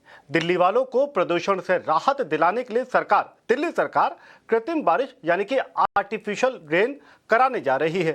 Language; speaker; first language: Hindi; native; Hindi